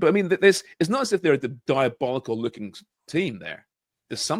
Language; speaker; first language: English; native; English